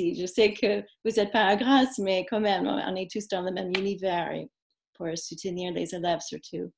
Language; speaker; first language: French; non-native, fluent; English